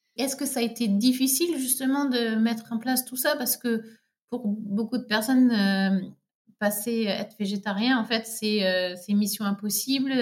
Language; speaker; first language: French; native; French